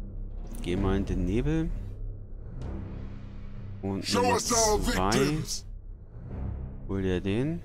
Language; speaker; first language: German; native; German